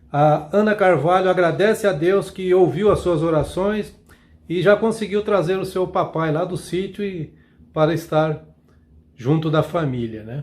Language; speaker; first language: Portuguese; native; Portuguese